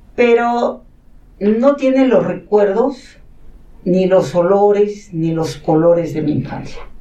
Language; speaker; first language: Spanish; non-native, local second language; Catalan